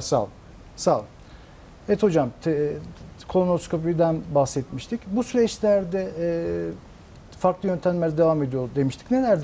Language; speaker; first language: Turkish; native; Turkish